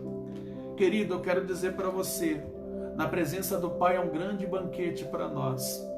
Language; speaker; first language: Portuguese; native; Portuguese